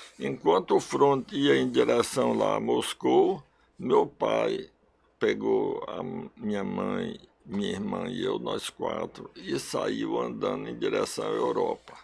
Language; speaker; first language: Portuguese; early bilingual, other home language; Russian